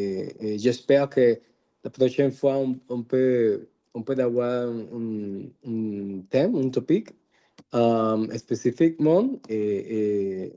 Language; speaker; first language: French; non-native, learner; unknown